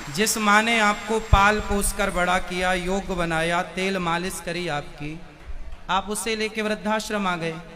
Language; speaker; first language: Hindi; native; Hindi